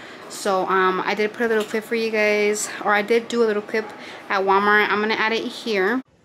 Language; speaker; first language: English; early bilingual, other home language; Spanish